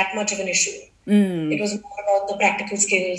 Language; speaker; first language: English; non-native, local second language; Gujarati